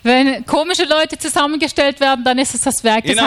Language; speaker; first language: German; native; German